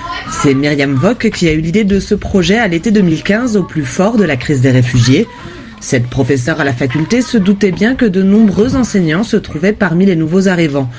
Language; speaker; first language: French; native; French